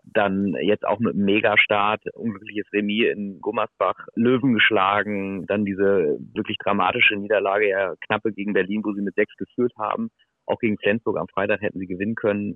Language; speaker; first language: German; native; German